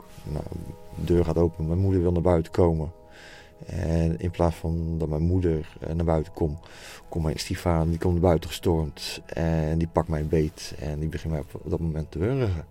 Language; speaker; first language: Dutch; native; Dutch